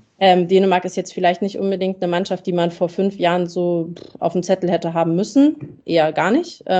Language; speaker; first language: German; native; German